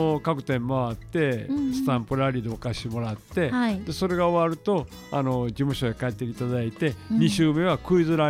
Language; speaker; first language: Japanese; native; Japanese